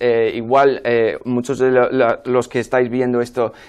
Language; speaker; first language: Spanish; non-native, fluent; English